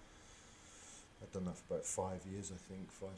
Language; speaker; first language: English; native; English